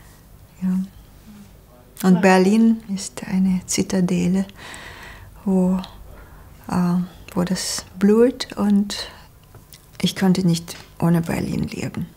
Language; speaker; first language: German; non-native, fluent; Russian